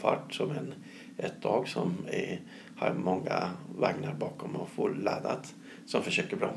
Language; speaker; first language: Swedish; non-native, fluent; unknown